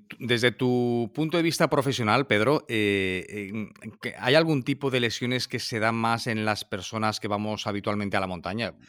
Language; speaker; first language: Spanish; non-native, local second language; Catalan